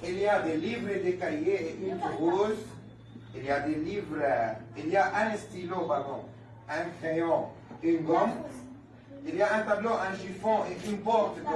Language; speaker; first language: French; non-native, fluent; Arabic